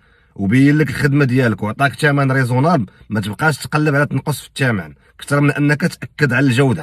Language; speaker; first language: Arabic; native; Arabic